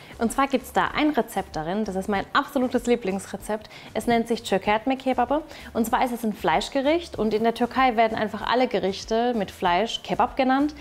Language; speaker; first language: German; early bilingual, other home language; Turkish